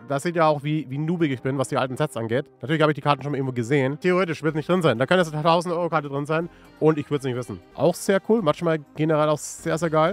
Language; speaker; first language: German; native; German